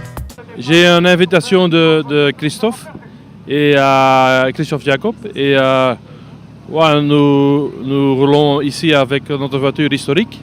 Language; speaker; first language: French; non-native, learner; Dutch